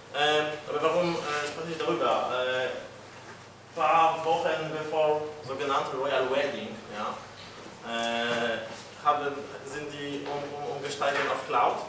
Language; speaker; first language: German; non-native, fluent; Polish